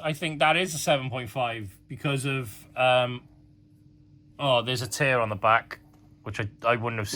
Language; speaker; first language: English; native; English